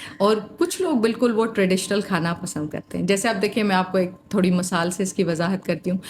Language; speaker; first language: Urdu; native; Urdu